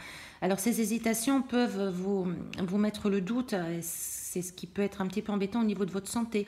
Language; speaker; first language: French; native; French